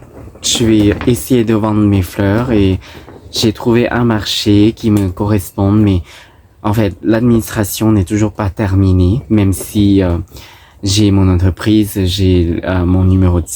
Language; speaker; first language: French; non-native, fluent; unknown